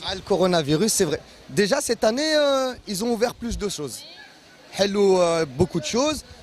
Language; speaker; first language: French; early bilingual, other home language; Arabic